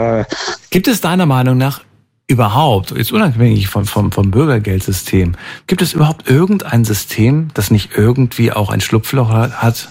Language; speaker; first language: German; native; German